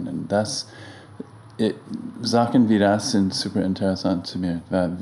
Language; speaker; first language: German; non-native, learner; English